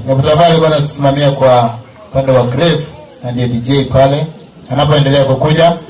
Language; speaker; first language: Swahili; non-native, local second language; Gusii